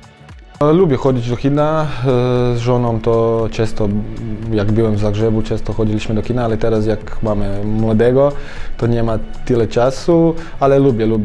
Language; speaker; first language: Polish; non-native, fluent; Croatian